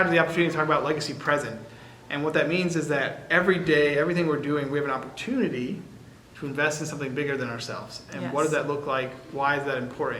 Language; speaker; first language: English; native; English